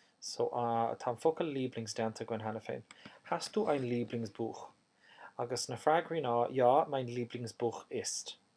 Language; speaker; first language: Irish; native; Irish